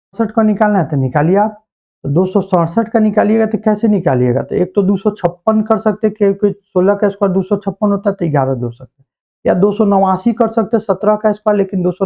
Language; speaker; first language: Hindi; native; Hindi